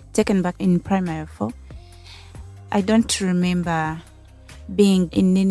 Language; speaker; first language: English; non-native, local second language; Ganda